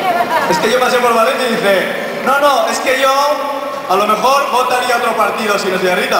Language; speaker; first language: Spanish; native; Spanish